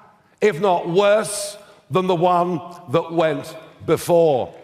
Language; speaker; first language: English; native; English